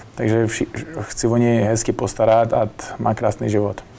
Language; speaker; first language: Czech; non-native, fluent; Uzbek